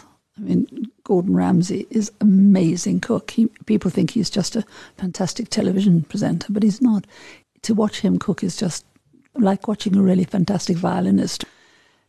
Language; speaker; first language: English; native; English